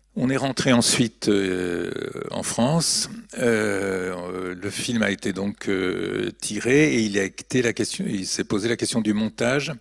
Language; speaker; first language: French; native; French